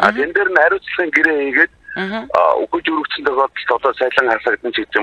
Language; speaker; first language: Mongolian; native; Mongolian